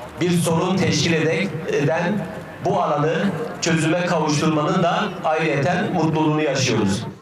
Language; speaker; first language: Turkish; native; Turkish